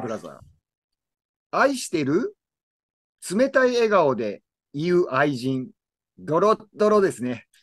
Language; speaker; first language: Japanese; native; Japanese